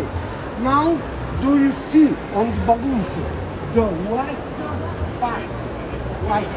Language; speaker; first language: English; non-native, learner; Italian